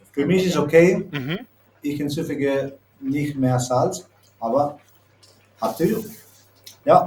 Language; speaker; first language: German; non-native, learner; Spanish